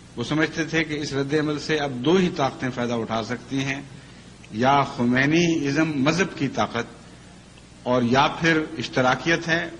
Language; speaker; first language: Urdu; native; Urdu